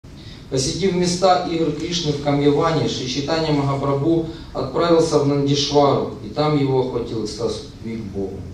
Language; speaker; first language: Russian; native; Russian